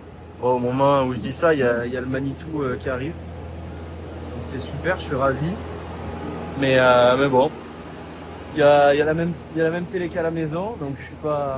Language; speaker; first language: French; native; French